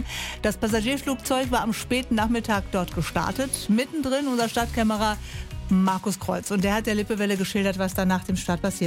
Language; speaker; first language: German; native; German